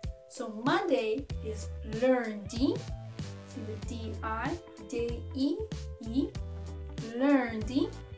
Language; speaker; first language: English; native; English